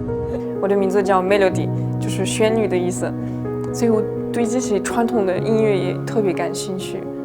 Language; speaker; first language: Chinese; non-native, fluent; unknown